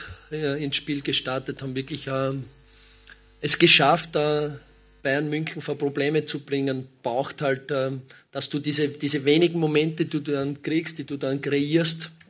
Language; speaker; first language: German; native; German